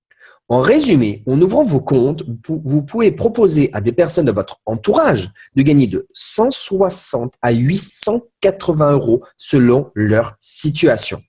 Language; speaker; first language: French; native; French